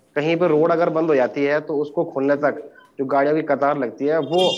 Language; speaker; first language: Hindi; native; Hindi